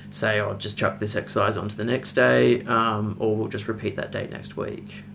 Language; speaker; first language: English; native; English